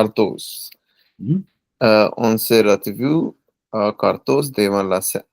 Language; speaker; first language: French; non-native, learner; Punjabi